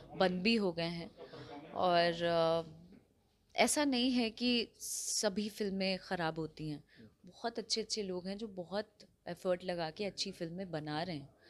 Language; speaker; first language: Hindi; native; Hindi